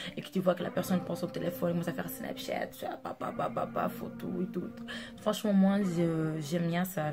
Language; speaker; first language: French; non-native, local second language; Portuguese